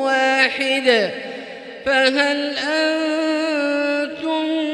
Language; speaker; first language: Arabic; native; Arabic